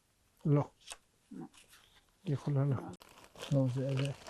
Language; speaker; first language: Hebrew; early bilingual, other home language; Hungarian